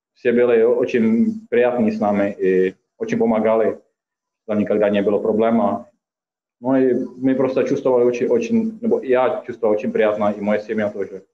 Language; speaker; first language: Russian; non-native, fluent; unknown